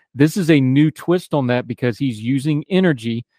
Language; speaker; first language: English; native; English